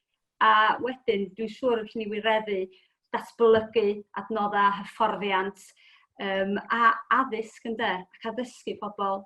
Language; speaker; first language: Welsh; native; Welsh